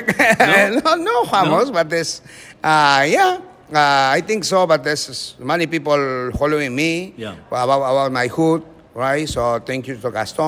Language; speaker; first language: English; non-native, learner; Spanish